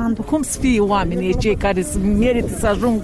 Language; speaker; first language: Romanian; native; Romanian